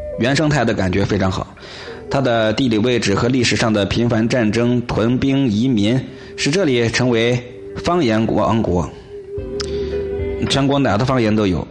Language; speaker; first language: Chinese; native; Chinese